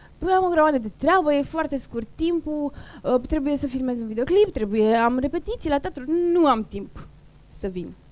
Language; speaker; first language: Romanian; non-native, local second language; Turkish